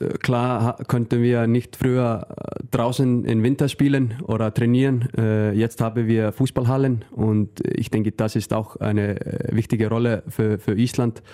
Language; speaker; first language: German; non-native, learner; Icelandic